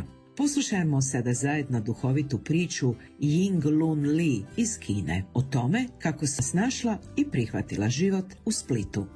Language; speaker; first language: Serbian; native; Serbian